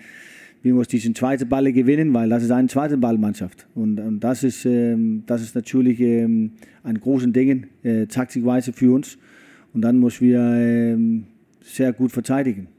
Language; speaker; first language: German; non-native, fluent; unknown